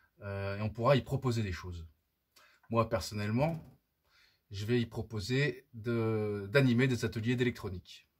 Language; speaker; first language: French; native; French